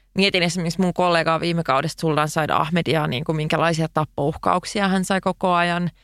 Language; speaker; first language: Finnish; non-native, local second language; Swedish